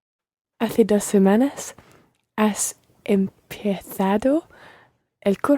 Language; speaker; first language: Spanish; non-native, learner; English